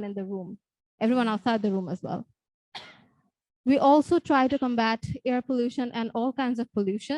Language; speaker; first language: English; non-native, local second language; Bangla